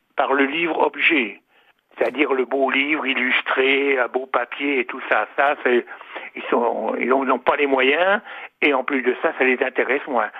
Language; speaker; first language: French; native; French